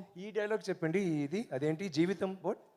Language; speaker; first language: Telugu; non-native, learner; Tamil